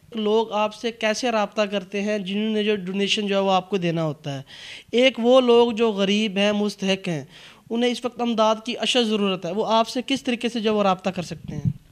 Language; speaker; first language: Urdu; non-native, local second language; Punjabi